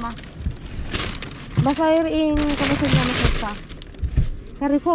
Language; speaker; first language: Spanish; non-native, learner; Filipino